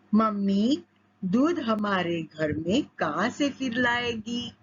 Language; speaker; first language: Hindi; non-native, local second language; Marathi